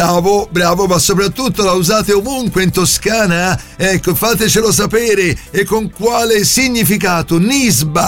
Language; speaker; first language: Italian; native; Italian